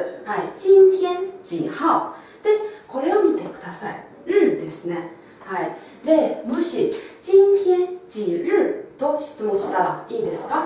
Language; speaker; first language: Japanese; non-native, local second language; Chinese